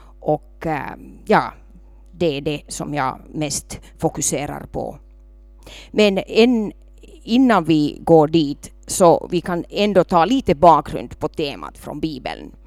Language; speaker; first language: Swedish; non-native, local second language; Finnish